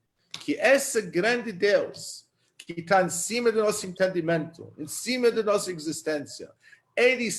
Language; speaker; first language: Portuguese; non-native, fluent; Hebrew